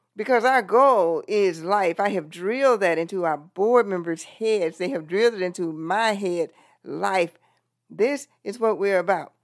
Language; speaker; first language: English; native; English